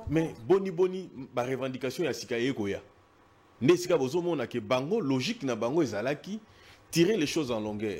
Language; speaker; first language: Lingala; non-native, local second language; Luba-Lulua